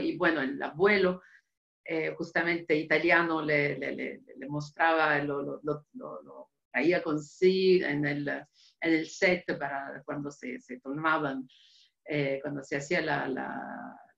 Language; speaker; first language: Spanish; non-native, fluent; Italian